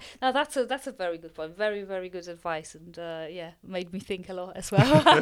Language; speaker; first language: English; non-native, fluent; Polish